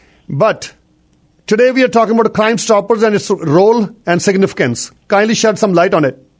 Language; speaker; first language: English; non-native, local second language; Punjabi